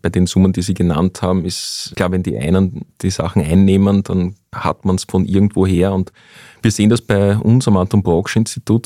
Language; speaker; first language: German; native; German